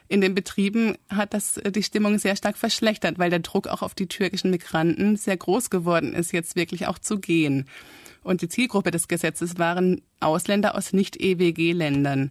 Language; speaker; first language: German; native; German